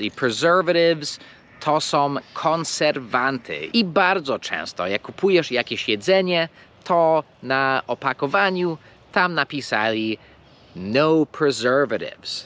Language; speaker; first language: Polish; early bilingual, heritage; English